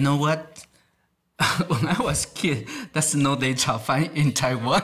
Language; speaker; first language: English; non-native, fluent; Chinese